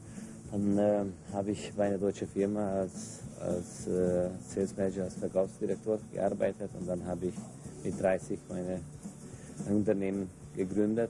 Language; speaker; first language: German; non-native, local second language; Hungarian